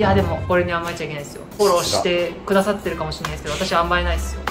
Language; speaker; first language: Japanese; native; Japanese